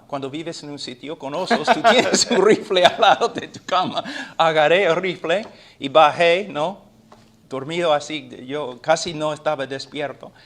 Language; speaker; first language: Spanish; non-native, fluent; English